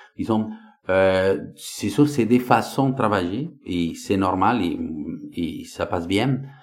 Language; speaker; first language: French; non-native, fluent; Spanish